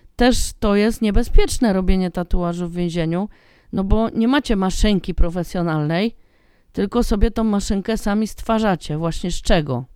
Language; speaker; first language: Polish; native; Polish